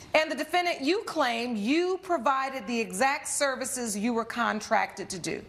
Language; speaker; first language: English; native; English